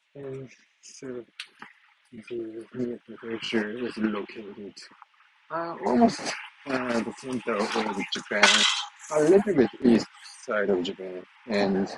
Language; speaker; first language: English; non-native, learner; Japanese